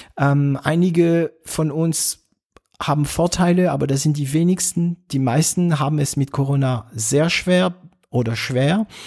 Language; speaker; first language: German; non-native, fluent; French